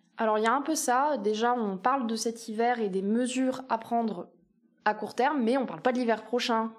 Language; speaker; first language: French; native; French